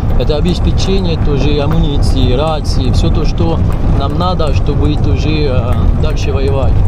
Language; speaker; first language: Russian; non-native, fluent; French